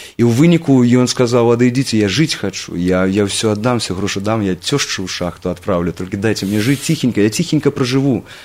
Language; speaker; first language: Belarusian; non-native, local second language; Russian